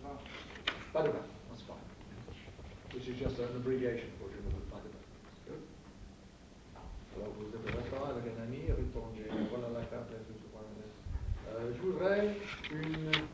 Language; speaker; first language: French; non-native, fluent; English